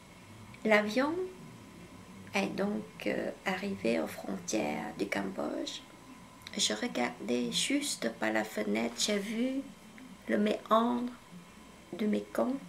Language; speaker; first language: French; non-native, fluent; Khmer